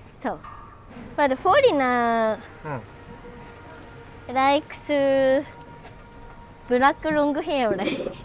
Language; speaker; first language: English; non-native, learner; Japanese